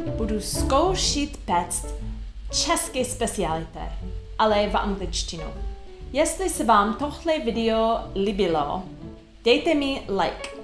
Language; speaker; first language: Czech; non-native, learner; English